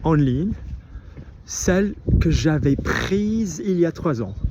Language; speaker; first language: French; non-native, fluent; English